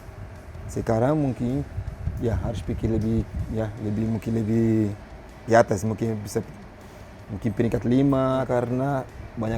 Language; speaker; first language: Indonesian; non-native, fluent; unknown